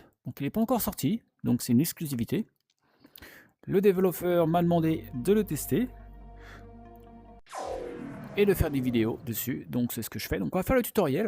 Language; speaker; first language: French; native; French